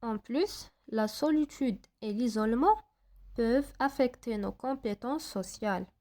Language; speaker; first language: French; non-native, local second language; Arabic